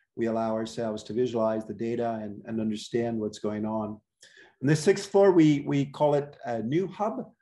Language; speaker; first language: English; native; English